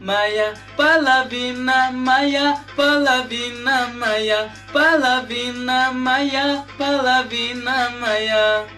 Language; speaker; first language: Russian; non-native, fluent; Tajik